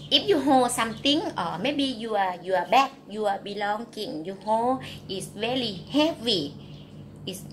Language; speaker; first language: English; non-native, learner; Thai